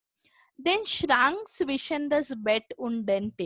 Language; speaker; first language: German; non-native, fluent; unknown